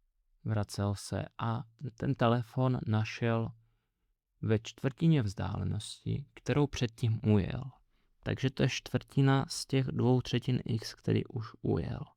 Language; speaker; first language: Czech; native; Czech